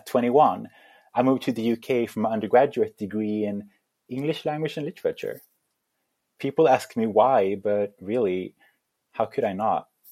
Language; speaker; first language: English; non-native, fluent; Swedish